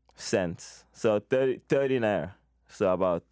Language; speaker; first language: English; non-native, local second language; Igbo